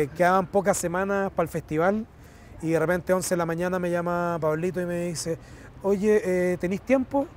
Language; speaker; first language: Spanish; native; Spanish